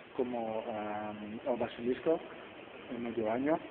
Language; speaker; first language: Spanish; non-native, learner; Dutch